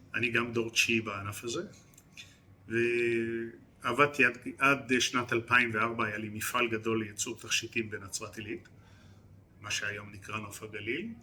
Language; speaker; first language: Hebrew; early bilingual, other home language; French